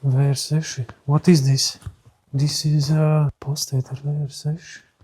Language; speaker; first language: English; non-native, learner; Latvian